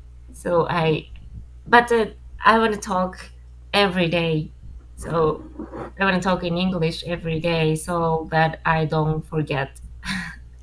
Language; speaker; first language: English; non-native, learner; Japanese